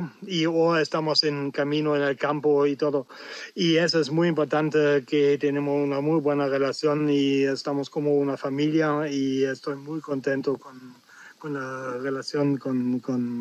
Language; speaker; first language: Spanish; non-native, learner; German